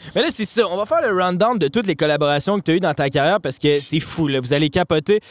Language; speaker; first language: French; native; French